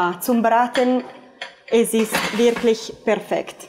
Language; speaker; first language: German; non-native, fluent; Italian